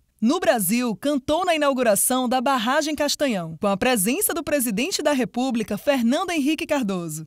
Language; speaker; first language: Portuguese; native; Portuguese